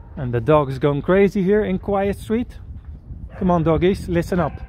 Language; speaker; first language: English; non-native, fluent; Dutch